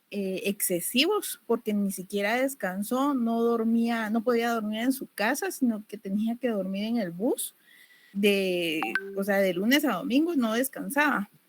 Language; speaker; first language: Spanish; native; Spanish